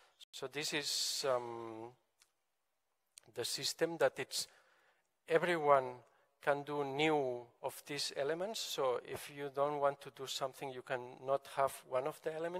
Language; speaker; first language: English; non-native, fluent; Catalan